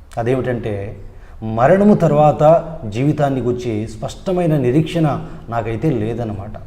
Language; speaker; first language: Telugu; non-native, local second language; Urdu